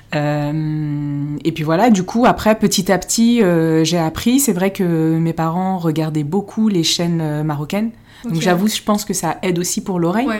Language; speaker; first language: French; native; French